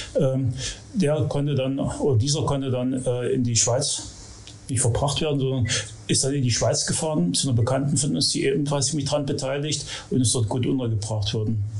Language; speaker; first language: German; native; German